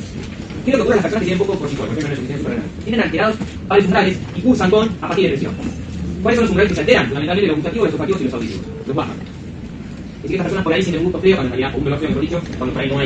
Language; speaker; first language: Spanish; native; Spanish